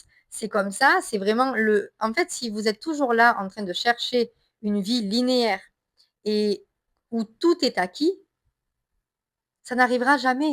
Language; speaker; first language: French; native; French